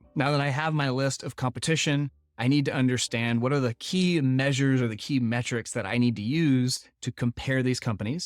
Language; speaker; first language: English; native; English